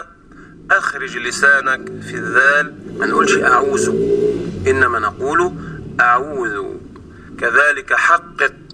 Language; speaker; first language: Arabic; native; Arabic